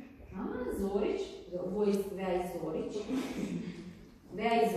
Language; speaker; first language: German; non-native, fluent; Croatian